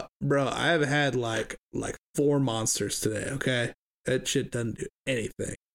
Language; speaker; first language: English; native; English